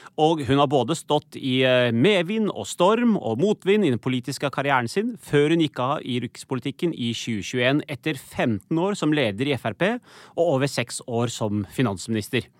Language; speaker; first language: Norwegian; early bilingual, other home language; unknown